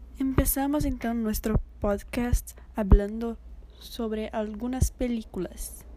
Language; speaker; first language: Spanish; non-native, fluent; Portuguese